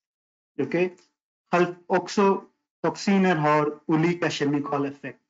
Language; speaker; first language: Swedish; non-native, fluent; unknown